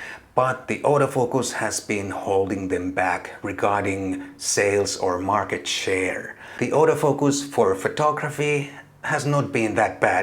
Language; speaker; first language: English; non-native, fluent; Finnish